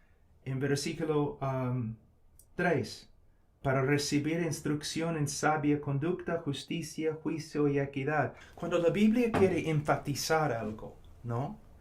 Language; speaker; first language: Spanish; non-native, fluent; English